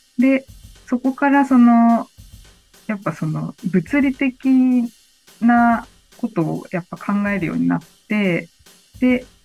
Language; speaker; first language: Japanese; native; Japanese